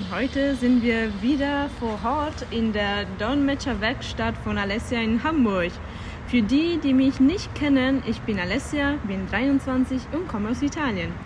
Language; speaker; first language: German; non-native, fluent; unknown